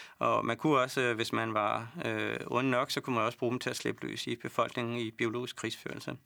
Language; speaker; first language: Danish; native; Danish